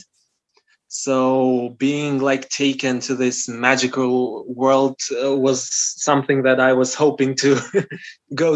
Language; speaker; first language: English; non-native, fluent; Albanian